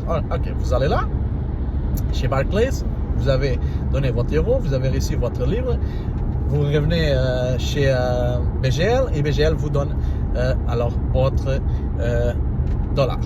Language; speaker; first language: French; non-native, learner; Portuguese